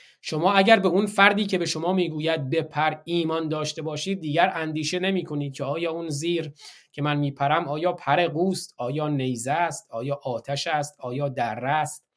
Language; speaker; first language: Persian; native; Persian